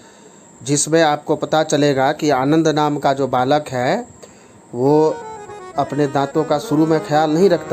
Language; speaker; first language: Hindi; native; Hindi